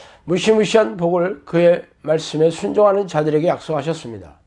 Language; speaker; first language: Korean; native; Korean